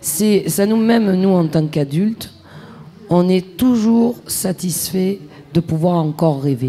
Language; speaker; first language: French; native; French